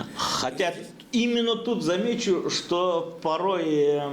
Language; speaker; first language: Russian; non-native, local second language; Kazakh